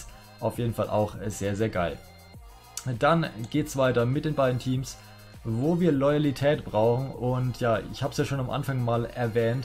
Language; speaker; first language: German; native; German